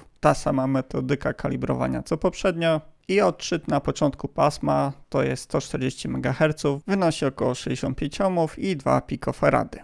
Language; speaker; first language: Polish; native; Polish